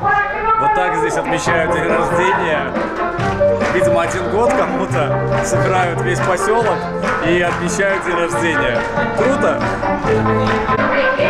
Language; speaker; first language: Russian; native; Russian